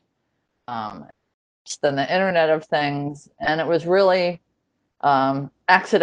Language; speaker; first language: English; native; English